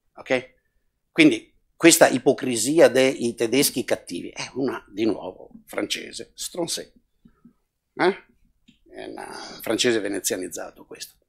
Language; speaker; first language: Italian; non-native, local second language; Venetian